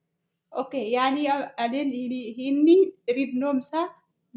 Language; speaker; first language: Arabic; non-native, learner; Oromo